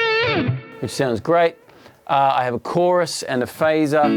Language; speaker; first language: English; native; English